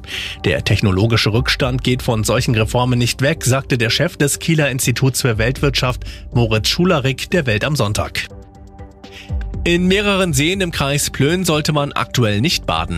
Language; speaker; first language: German; native; German